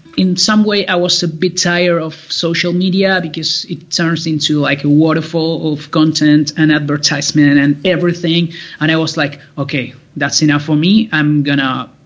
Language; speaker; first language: English; non-native, fluent; Spanish